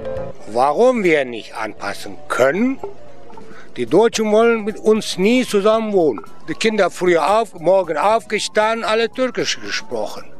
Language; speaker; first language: German; non-native, learner; Turkish